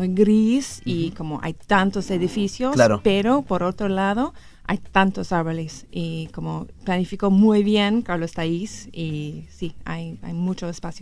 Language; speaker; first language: Spanish; non-native, learner; English